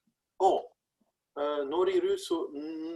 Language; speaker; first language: Japanese; non-native, learner; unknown